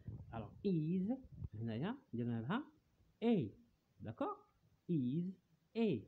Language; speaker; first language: French; non-native, fluent; Arabic